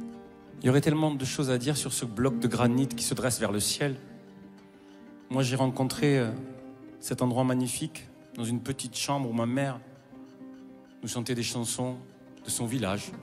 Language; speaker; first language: French; native; French